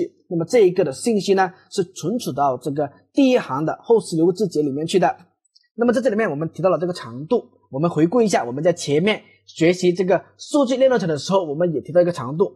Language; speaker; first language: Chinese; native; Chinese